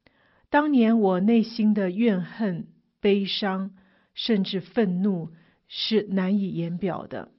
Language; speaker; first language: Chinese; native; Chinese